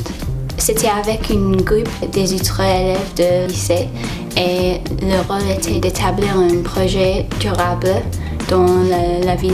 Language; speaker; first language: French; non-native, fluent; English